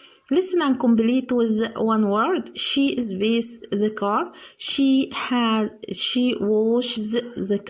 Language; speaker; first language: English; non-native, learner; Arabic